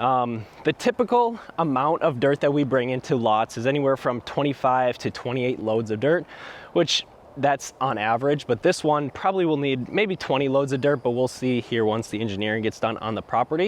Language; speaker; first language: English; native; English